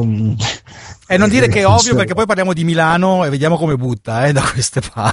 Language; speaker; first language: Italian; native; Italian